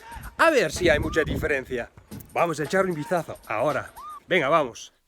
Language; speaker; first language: Spanish; non-native, fluent; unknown